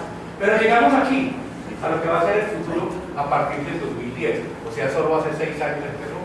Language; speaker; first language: Spanish; native; Spanish